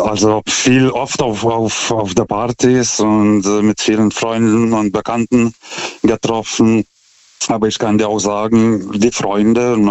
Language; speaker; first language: German; non-native, fluent; Lithuanian